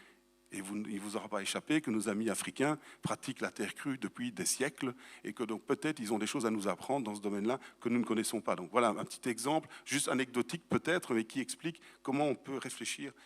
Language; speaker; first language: French; native; French